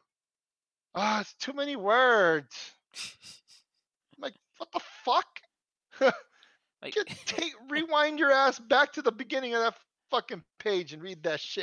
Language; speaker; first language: English; early bilingual, other home language; Spanish